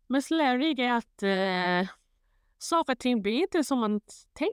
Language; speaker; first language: Swedish; non-native, fluent; Thai